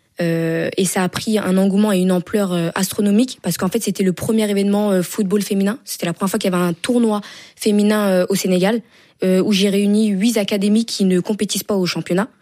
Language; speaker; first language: French; native; French